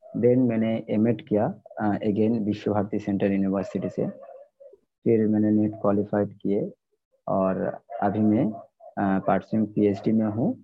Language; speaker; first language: Hindi; non-native, local second language; Bangla